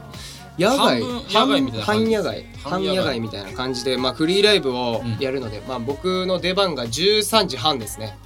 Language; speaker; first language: Japanese; native; Japanese